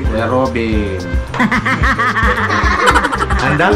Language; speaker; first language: Filipino; non-native, local second language; Bikol